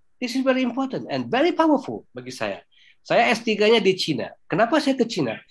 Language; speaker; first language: Indonesian; early bilingual, heritage; Thai